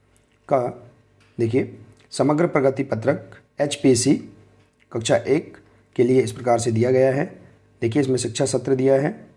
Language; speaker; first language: Hindi; native; Hindi